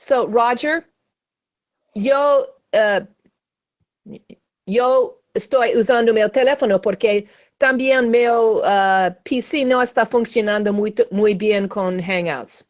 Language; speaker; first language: Spanish; non-native, learner; English